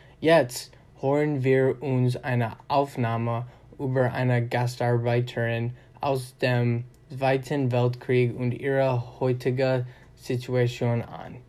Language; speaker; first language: German; non-native, learner; English